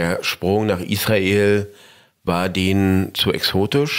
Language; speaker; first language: German; native; German